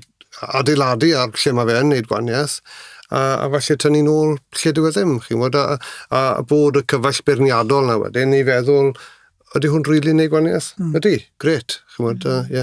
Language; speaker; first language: Welsh; native; Welsh